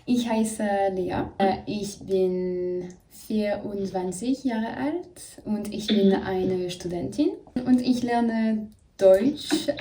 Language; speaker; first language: German; non-native, learner; French